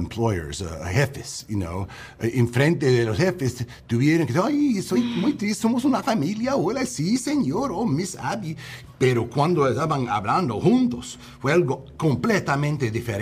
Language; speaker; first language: Spanish; non-native, learner; English